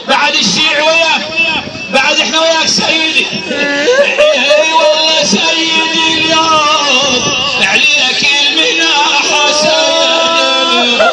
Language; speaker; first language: Arabic; native; Arabic